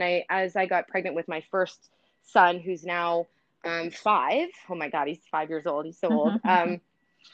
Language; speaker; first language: English; native; English